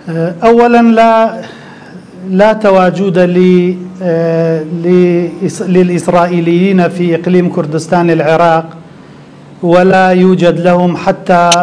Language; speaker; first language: Arabic; non-native, local second language; Kurdish